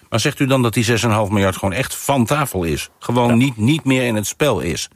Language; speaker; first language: Dutch; native; Dutch